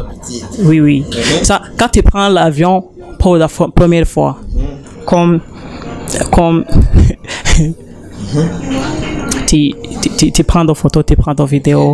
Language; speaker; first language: French; non-native, learner; Rundi